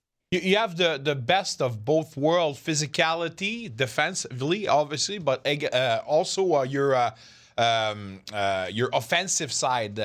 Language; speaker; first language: English; non-native, fluent; French